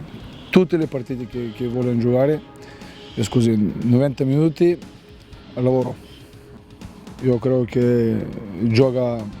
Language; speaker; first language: Italian; non-native, fluent; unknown